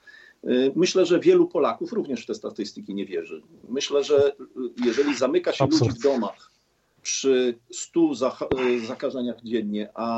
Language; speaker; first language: Polish; native; Polish